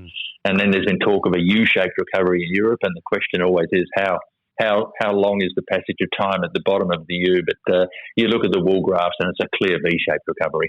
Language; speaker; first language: English; native; English